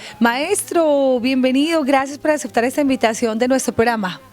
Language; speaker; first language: Spanish; native; Spanish